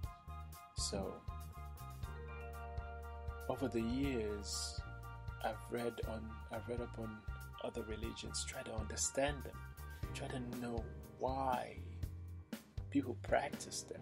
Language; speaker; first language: English; non-native, local second language; Krio